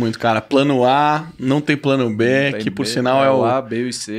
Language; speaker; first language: Portuguese; native; Portuguese